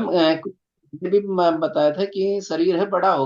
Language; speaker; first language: Hindi; native; Hindi